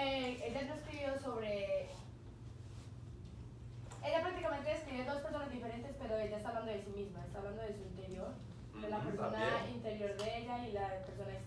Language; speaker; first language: Spanish; early bilingual, other home language; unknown